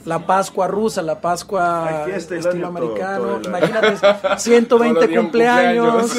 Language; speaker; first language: Spanish; native; Spanish